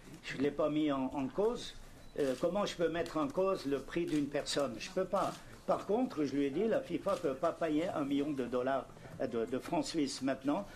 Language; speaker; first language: French; non-native, fluent; German